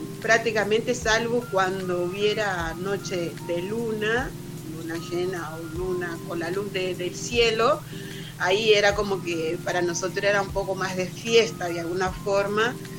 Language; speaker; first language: Spanish; non-native, fluent; Portuguese